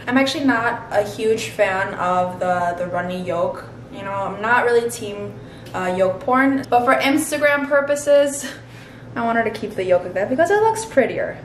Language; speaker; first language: English; early bilingual, other home language; Spanish